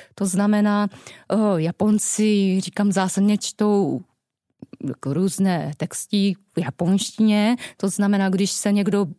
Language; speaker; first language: Czech; non-native, fluent; Japanese